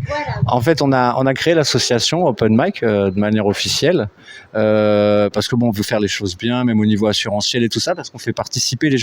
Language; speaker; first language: French; native; French